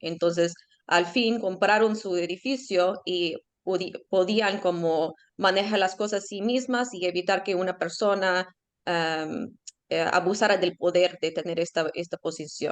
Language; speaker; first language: Spanish; early bilingual, heritage; Spanish